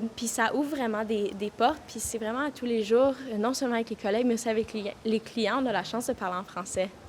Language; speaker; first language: French; native; French